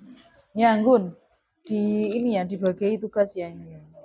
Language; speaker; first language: Indonesian; native; Indonesian